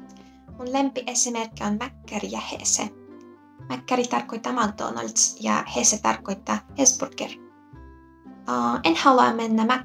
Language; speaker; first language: Finnish; non-native, learner; Russian